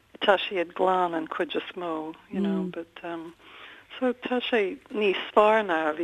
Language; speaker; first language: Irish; non-native, local second language; English